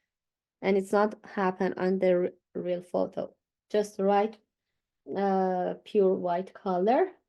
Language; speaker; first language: English; non-native, fluent; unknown